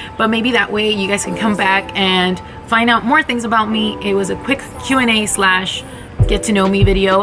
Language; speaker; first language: English; early bilingual, other home language; Spanish